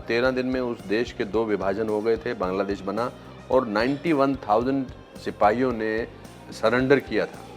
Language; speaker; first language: Hindi; native; Hindi